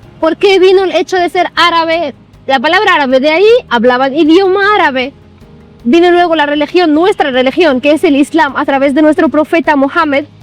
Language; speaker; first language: Spanish; non-native, fluent; Arabic